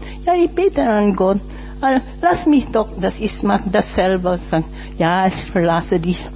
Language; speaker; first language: German; non-native, learner; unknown